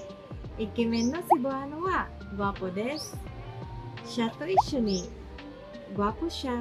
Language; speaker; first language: Japanese; non-native, fluent; Cebuano